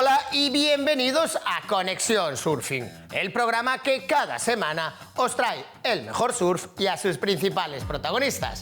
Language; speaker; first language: Spanish; native; Spanish